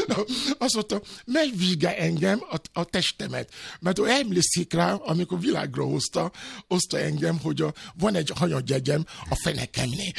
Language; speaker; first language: Hungarian; non-native, fluent; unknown